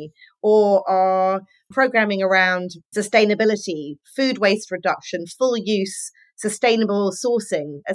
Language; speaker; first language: English; native; English